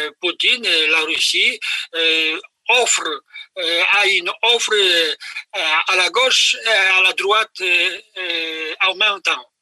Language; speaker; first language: French; non-native, fluent; Polish